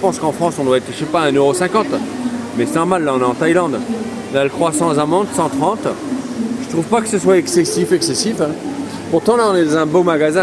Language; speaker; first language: French; native; French